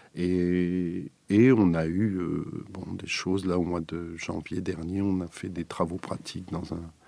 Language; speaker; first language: French; native; French